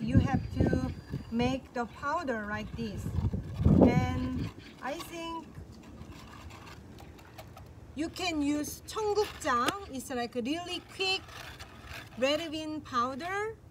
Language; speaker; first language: English; non-native, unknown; Korean